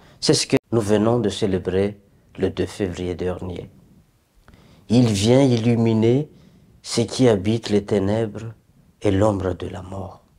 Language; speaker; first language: French; native; French